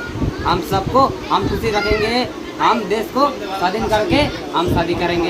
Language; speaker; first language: Hindi; non-native, local second language; Santali